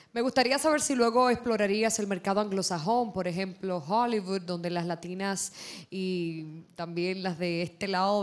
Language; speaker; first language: Spanish; native; Spanish